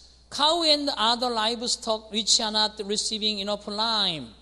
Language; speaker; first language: English; non-native, fluent; Korean